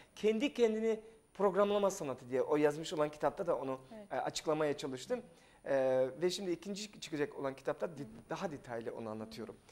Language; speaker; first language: Turkish; non-native, fluent; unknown